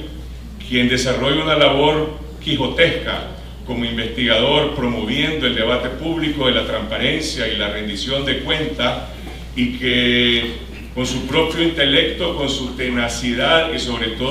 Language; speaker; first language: Spanish; native; Spanish